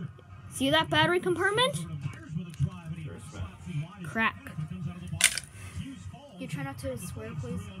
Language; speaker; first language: English; native; English